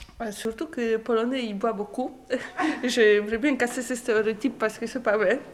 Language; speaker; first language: French; non-native, learner; Polish